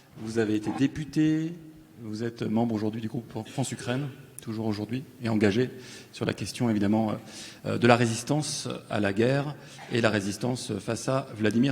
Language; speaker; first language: French; native; French